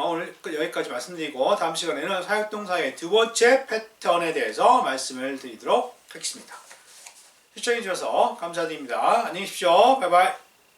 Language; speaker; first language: Korean; native; Korean